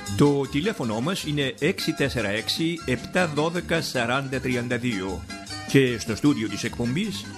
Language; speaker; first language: Greek; native; Greek